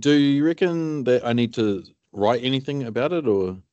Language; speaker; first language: English; native; English